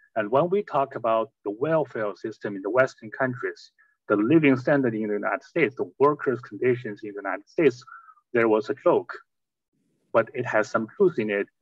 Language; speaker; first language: English; non-native, fluent; Chinese